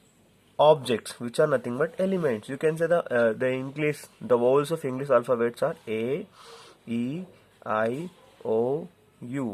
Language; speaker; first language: English; non-native, local second language; Telugu